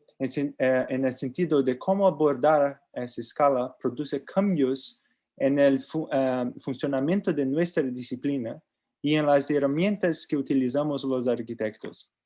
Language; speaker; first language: Spanish; non-native, learner; Portuguese